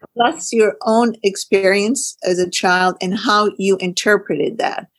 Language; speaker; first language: English; non-native, fluent; Arabic